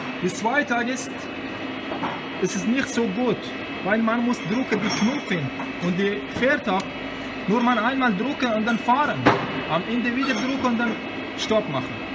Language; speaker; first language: German; non-native, learner; Persian